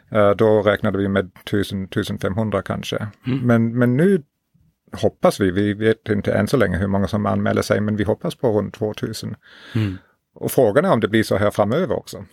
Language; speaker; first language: Swedish; non-native, fluent; English